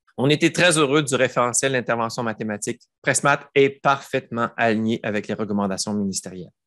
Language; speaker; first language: French; native; French